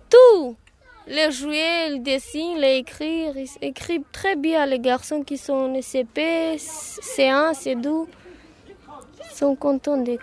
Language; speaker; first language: French; non-native, learner; Romany